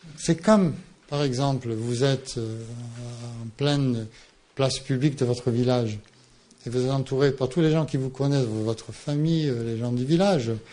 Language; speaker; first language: French; non-native, fluent; English